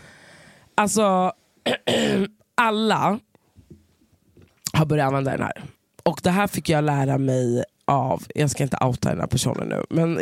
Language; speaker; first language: Swedish; native; Swedish